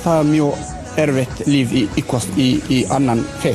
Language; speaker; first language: Icelandic; non-native, learner; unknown